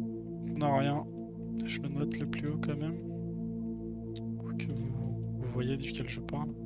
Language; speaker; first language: French; native; French